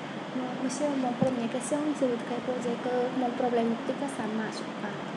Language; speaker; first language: French; non-native, learner; Khmer